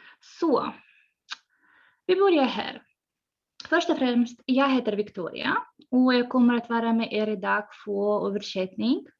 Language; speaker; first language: Swedish; non-native, fluent; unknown